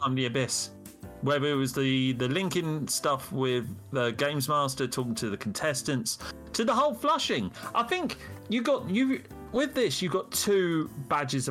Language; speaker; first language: English; native; English